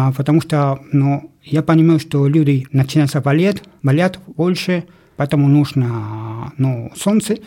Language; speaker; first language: Russian; non-native, learner; Spanish